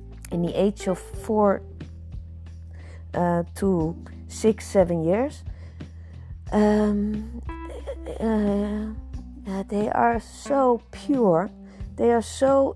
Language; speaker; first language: English; non-native, learner; Dutch